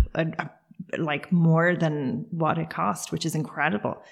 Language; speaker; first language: English; native; English